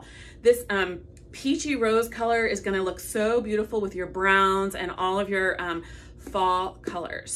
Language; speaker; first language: English; native; English